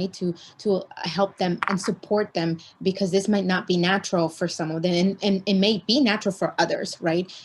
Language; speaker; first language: English; early bilingual, other home language; Spanish